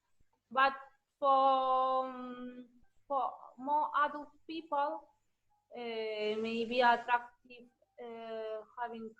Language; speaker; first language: English; non-native, learner; Russian